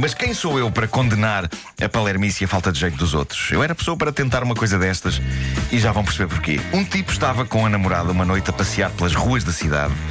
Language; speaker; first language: Portuguese; native; Portuguese